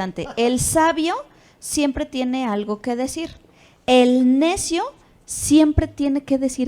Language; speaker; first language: Spanish; native; Spanish